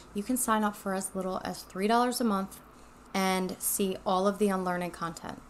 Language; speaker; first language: English; native; English